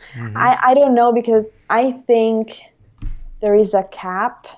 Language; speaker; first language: English; non-native, fluent; Italian